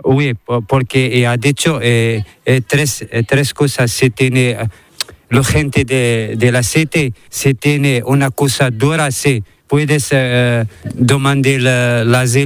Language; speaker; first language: Spanish; non-native, learner; Arabic